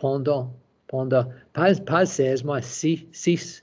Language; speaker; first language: French; non-native, learner; English